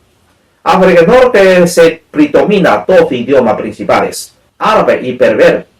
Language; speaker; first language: Spanish; non-native, learner; Chinese